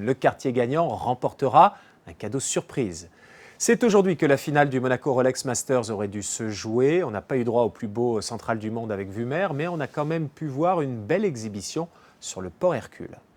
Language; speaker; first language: French; native; French